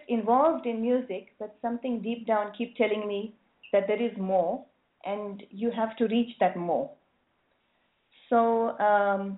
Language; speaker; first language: English; native; English